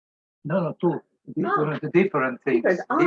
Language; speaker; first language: English; non-native, learner; Serbian